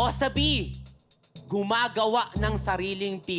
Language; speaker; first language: Filipino; native; Filipino